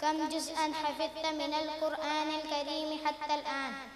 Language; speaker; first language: Arabic; non-native, learner; Urdu